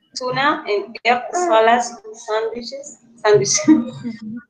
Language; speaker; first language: English; non-native, learner; Spanish